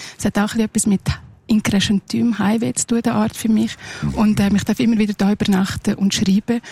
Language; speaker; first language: German; non-native, local second language; Romansh